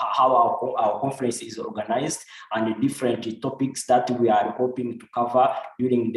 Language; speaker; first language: English; non-native, local second language; Kinyarwanda